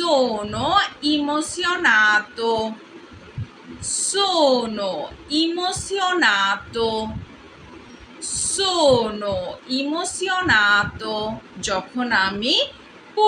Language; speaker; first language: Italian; non-native, learner; Bangla